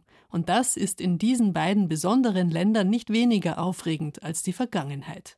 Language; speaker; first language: German; native; German